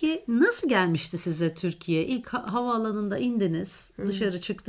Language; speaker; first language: Turkish; native; Turkish